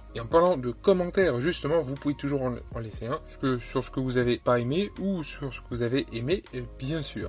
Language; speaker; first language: French; native; French